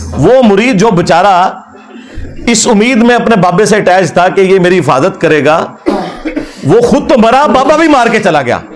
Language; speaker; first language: Urdu; non-native, local second language; Punjabi